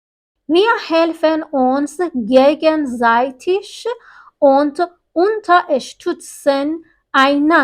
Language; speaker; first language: German; non-native, fluent; Persian